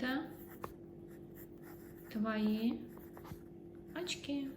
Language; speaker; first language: Russian; non-native, fluent; Azerbaijani